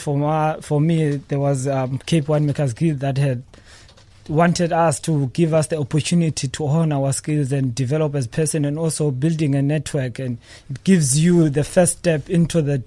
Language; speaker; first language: English; non-native, local second language; Xhosa